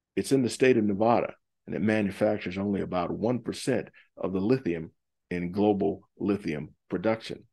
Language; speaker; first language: English; native; English